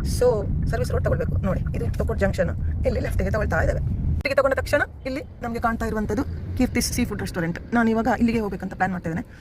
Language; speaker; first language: Kannada; native; Kannada